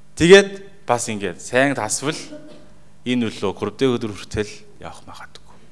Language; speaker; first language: Mongolian; non-native, fluent; Korean